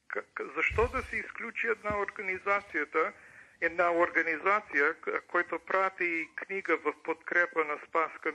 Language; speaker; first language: Bulgarian; early bilingual, heritage; English